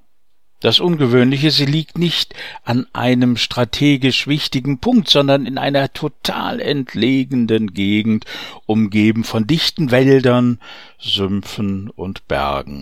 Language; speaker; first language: German; native; German